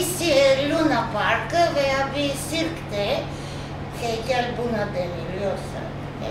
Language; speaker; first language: Turkish; non-native, fluent; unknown